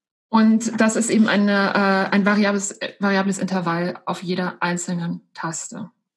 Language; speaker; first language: German; native; German